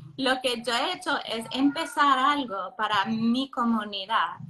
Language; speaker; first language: Spanish; non-native, fluent; English